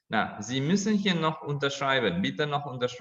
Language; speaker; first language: German; non-native, fluent; Indonesian